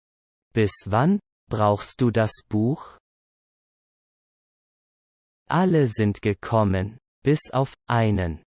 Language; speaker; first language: German; non-native, learner; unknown